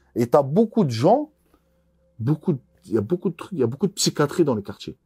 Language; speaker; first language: French; native; French